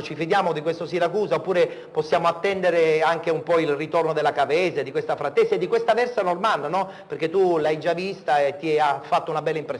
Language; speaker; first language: Italian; native; Italian